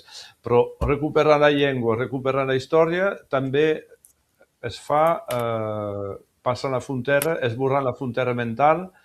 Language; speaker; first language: Catalan; early bilingual, heritage; French